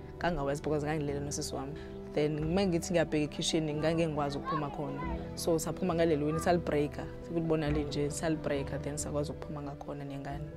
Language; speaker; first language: Zulu; non-native, local second language; Xhosa